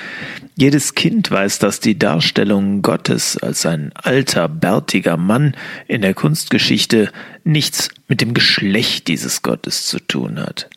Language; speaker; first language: German; native; German